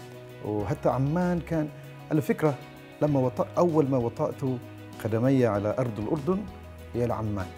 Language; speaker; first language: Arabic; non-native, fluent; Malay